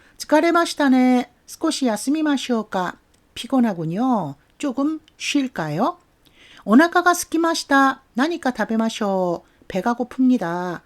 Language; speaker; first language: Korean; native; Korean